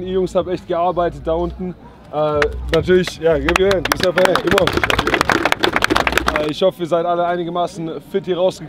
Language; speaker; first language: German; native; German